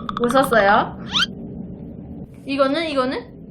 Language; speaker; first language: Korean; non-native, learner; Chinese